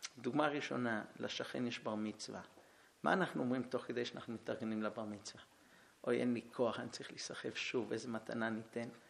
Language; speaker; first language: Hebrew; early bilingual, heritage; Hebrew